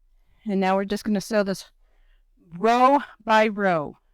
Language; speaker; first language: English; native; English